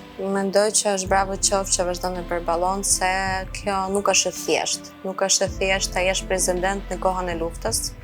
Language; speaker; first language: Albanian; non-native, fluent; Ukrainian